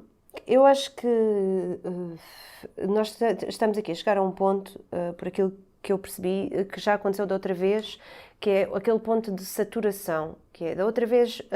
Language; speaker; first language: Portuguese; native; Portuguese